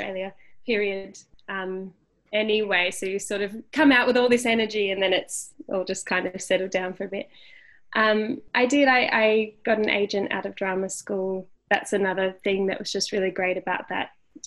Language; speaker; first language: English; native; English